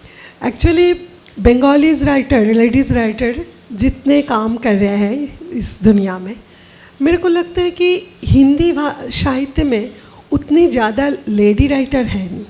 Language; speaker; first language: Hindi; non-native, local second language; Bangla